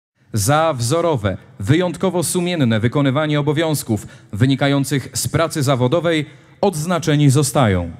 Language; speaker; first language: Polish; native; Polish